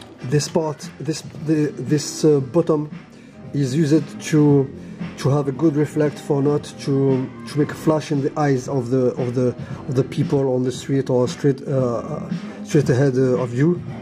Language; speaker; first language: English; non-native, learner; French